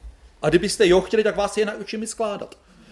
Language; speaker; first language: Czech; native; Czech